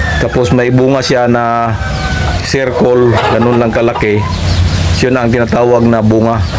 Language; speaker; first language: Filipino; non-native, local second language; Cebuano